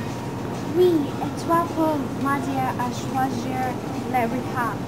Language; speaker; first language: French; non-native, learner; English